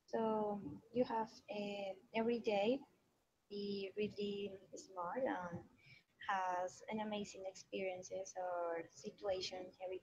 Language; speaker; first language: English; non-native, learner; Spanish